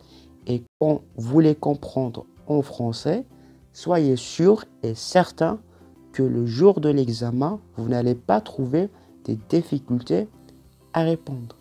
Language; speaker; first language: French; non-native, local second language; Arabic